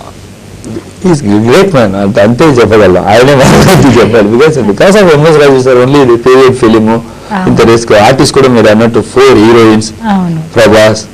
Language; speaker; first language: Telugu; non-native, learner; Tamil